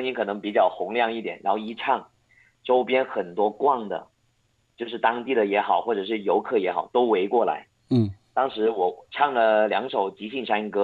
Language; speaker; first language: Chinese; non-native, local second language; Hakka Chinese